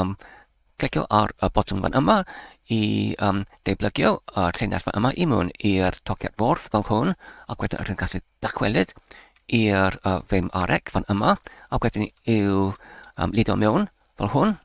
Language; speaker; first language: Welsh; non-native, learner; English